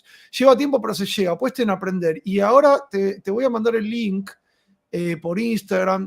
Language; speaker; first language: Spanish; native; Spanish